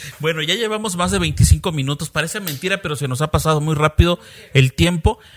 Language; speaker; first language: Spanish; native; Spanish